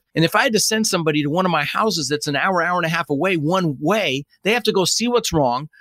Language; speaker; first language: English; early bilingual, other home language; Dutch